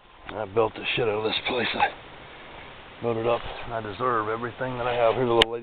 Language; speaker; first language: English; native; English